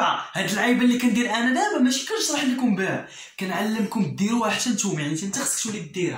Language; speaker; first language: Arabic; native; Arabic